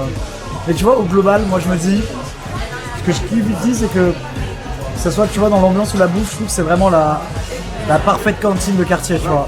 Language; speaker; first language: French; native; French